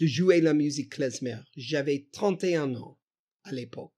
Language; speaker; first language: French; non-native, fluent; English